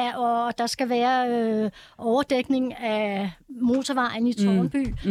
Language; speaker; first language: Danish; native; Danish